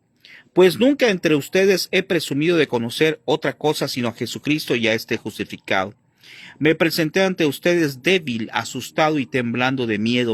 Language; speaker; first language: Spanish; native; Spanish